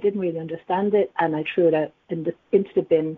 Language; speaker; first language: English; native; English